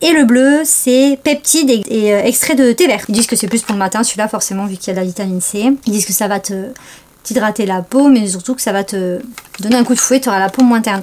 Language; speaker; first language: French; native; French